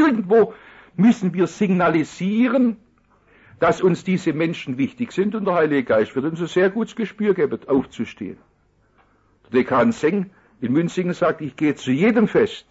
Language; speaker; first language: German; native; German